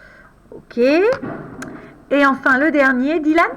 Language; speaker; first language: French; native; French